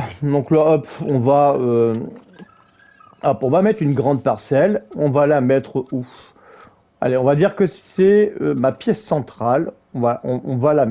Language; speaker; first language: French; native; French